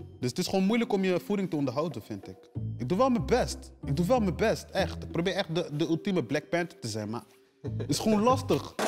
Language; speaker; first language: Dutch; early bilingual, other home language; Portuguese